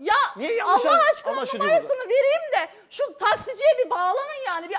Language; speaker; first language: Turkish; native; Turkish